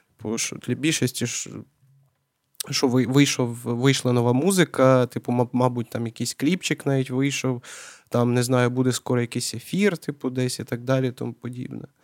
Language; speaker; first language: Ukrainian; non-native, local second language; Russian